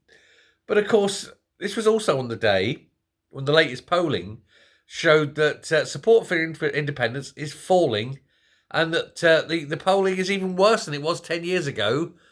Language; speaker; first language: English; native; English